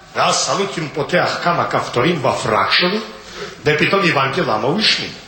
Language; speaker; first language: Hebrew; non-native, fluent; Russian